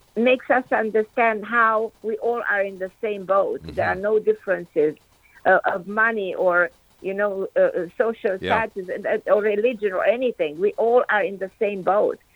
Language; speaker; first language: English; non-native, fluent; Romanian